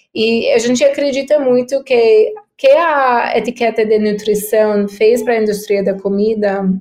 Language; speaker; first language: Portuguese; non-native, fluent; English